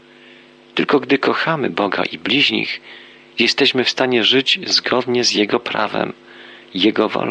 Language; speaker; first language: Polish; native; Polish